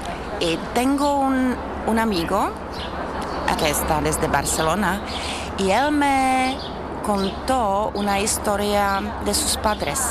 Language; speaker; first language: Spanish; non-native, learner; Czech